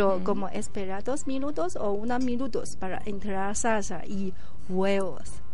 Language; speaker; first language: Spanish; non-native, learner; Chinese